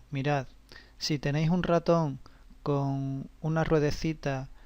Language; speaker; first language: Spanish; native; Spanish